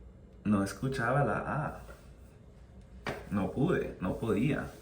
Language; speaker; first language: Spanish; non-native, fluent; English